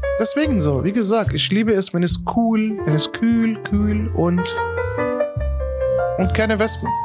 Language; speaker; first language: German; non-native, fluent; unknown